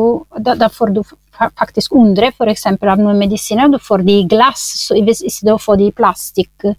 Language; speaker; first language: Norwegian; non-native, fluent; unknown